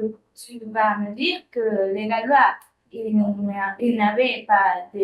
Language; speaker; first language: French; non-native, learner; Spanish